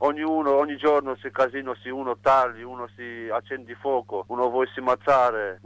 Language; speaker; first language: Italian; non-native, learner; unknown